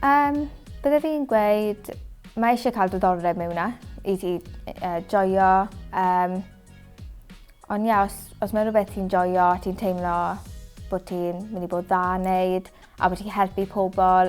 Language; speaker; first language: Welsh; native; Welsh